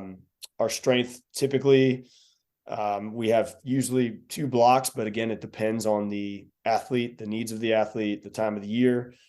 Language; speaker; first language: English; native; English